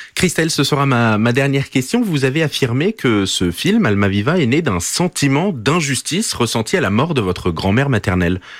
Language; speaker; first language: French; native; French